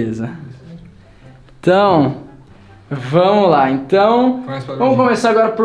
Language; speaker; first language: Portuguese; native; Portuguese